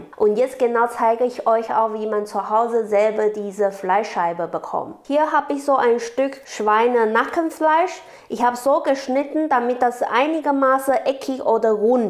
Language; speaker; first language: German; non-native, learner; Chinese